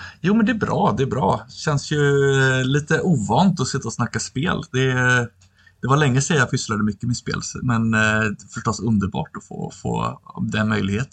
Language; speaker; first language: Swedish; native; Swedish